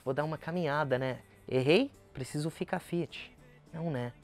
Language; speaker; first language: Portuguese; native; Portuguese